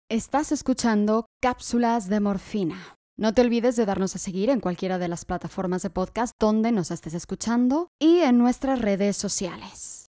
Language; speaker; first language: Spanish; native; Spanish